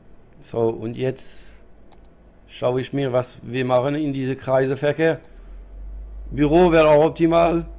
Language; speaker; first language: German; non-native, learner; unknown